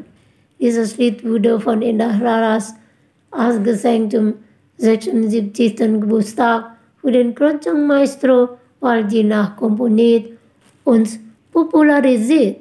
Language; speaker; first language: German; non-native, fluent; Indonesian